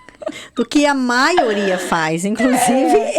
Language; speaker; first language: Portuguese; native; Portuguese